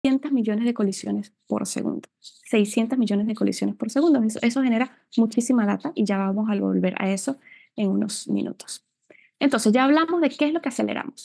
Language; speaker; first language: Spanish; native; Spanish